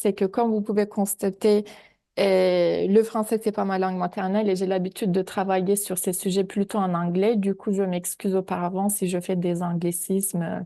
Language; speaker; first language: French; native; French